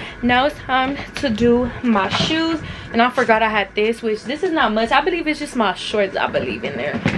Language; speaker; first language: English; native; English